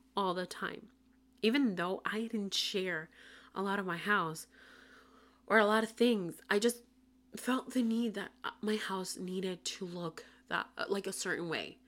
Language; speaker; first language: English; non-native, fluent; Spanish